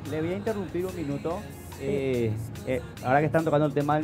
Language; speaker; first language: Spanish; native; Spanish